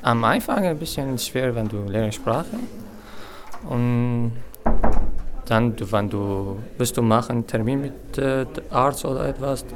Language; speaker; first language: German; non-native, learner; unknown